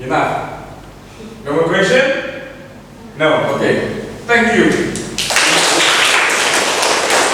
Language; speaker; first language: English; non-native, fluent; Indonesian